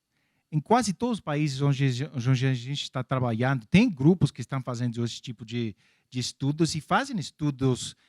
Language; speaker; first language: Portuguese; non-native, fluent; English